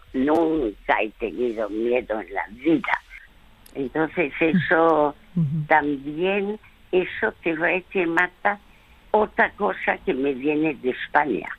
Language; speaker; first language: Spanish; non-native, fluent; French